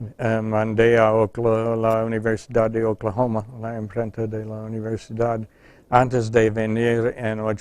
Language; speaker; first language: Spanish; non-native, fluent; English